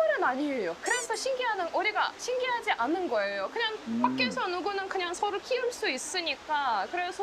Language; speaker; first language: Korean; non-native, fluent; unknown